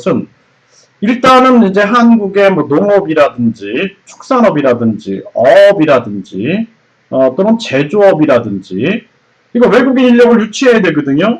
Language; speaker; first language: Korean; native; Korean